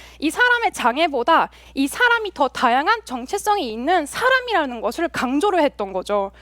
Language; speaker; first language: Korean; early bilingual, heritage; Korean